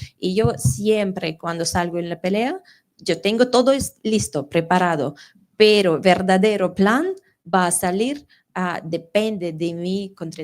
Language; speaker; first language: Spanish; non-native, fluent; Russian